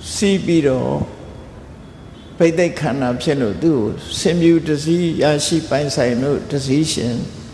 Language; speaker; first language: Burmese; native; Burmese